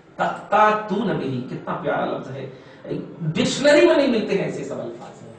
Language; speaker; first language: Urdu; native; Urdu